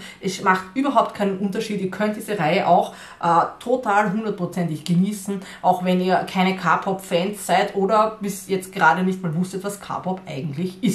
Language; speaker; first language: German; native; German